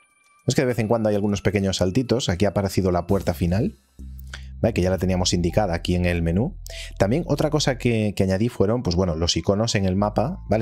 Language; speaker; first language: Spanish; native; Spanish